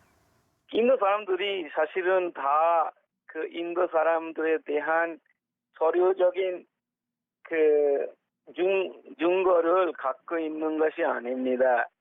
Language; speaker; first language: Korean; non-native, fluent; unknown